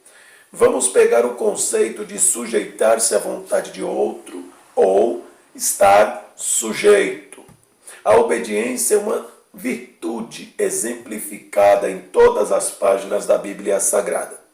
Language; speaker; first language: Portuguese; native; Portuguese